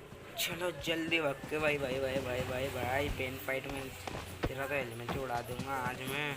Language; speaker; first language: Hindi; native; Hindi